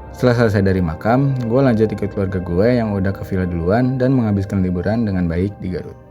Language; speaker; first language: Indonesian; native; Indonesian